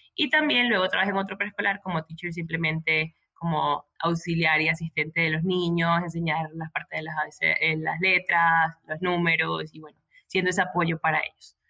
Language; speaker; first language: Spanish; native; Spanish